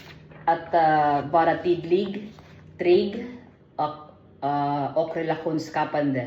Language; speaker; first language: Swedish; non-native, learner; Filipino